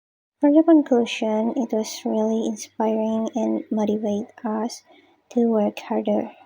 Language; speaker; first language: English; non-native, learner; Indonesian